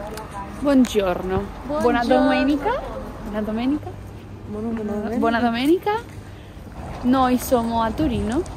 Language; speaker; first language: Italian; non-native, learner; Spanish